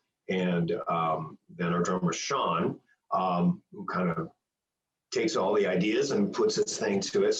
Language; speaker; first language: English; native; English